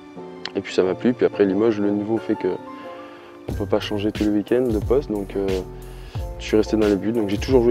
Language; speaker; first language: French; native; French